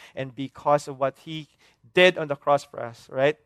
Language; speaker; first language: English; non-native, local second language; Hiligaynon